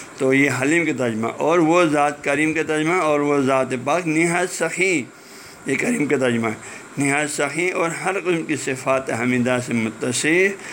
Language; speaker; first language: Urdu; non-native, local second language; Balti